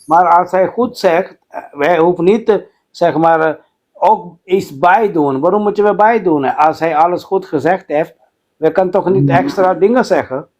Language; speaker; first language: Dutch; non-native, fluent; Urdu